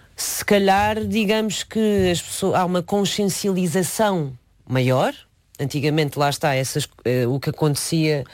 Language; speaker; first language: Portuguese; early bilingual, other home language; Chinese